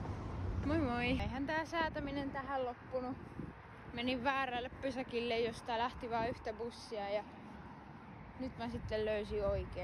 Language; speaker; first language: Finnish; native; Finnish